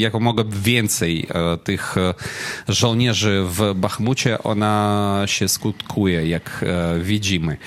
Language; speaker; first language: Polish; non-native, fluent; Ukrainian